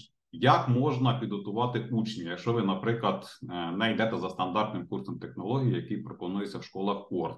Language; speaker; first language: Ukrainian; native; Ukrainian